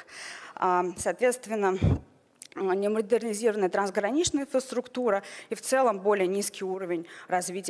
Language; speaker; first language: Russian; native; Russian